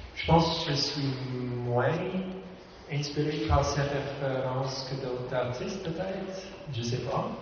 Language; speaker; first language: French; non-native, fluent; English